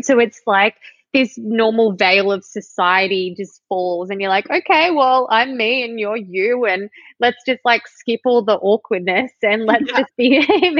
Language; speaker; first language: English; native; English